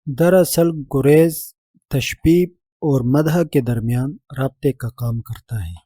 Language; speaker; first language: Urdu; native; Urdu